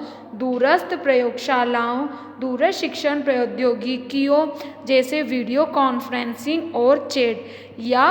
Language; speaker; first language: Hindi; native; Hindi